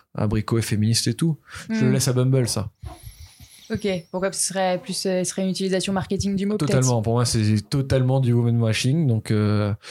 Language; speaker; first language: French; native; French